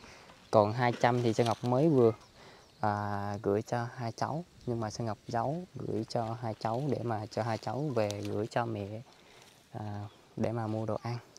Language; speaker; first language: Vietnamese; native; Vietnamese